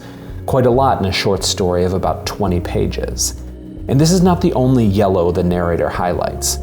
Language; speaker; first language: English; native; English